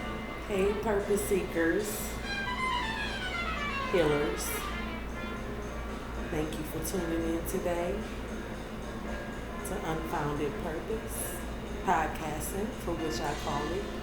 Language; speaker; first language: English; native; English